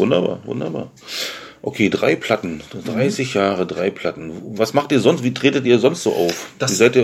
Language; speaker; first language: German; native; German